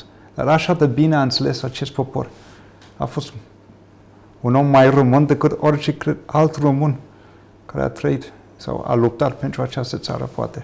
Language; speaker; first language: Romanian; non-native, fluent; English